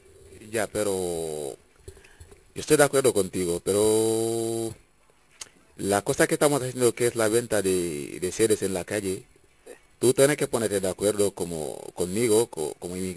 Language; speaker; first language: Spanish; non-native, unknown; Wolof